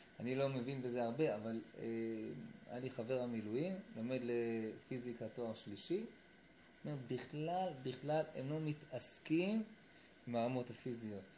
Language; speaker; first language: Hebrew; native; Hebrew